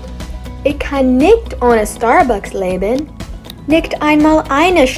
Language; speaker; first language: German; non-native, learner; English